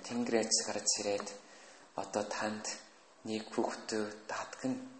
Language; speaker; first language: Mongolian; non-native, fluent; Korean